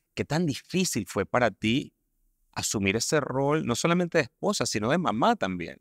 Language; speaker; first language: Spanish; native; Spanish